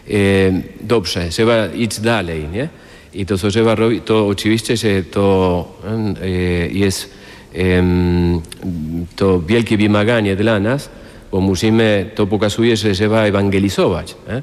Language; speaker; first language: Polish; non-native, fluent; Spanish